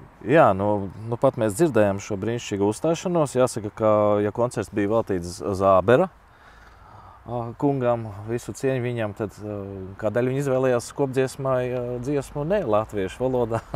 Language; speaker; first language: Latvian; native; Latvian